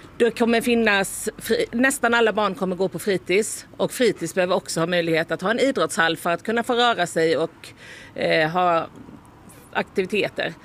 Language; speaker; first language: Swedish; native; Swedish